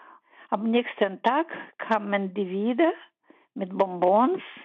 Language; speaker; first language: German; early bilingual, heritage; German